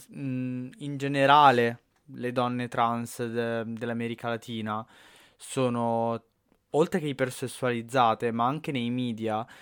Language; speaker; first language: Italian; native; Italian